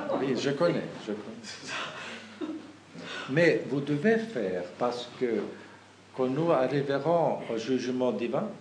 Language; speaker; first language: French; non-native, fluent; German